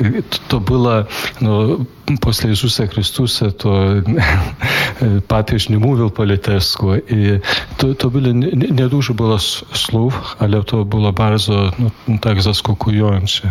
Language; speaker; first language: Polish; non-native, fluent; Lithuanian